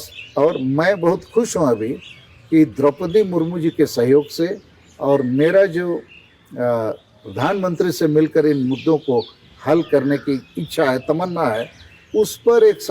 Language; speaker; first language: Hindi; non-native, local second language; Santali